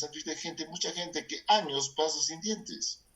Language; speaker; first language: Spanish; native; Spanish